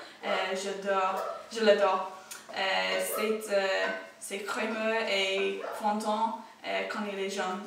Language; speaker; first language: French; non-native, learner; English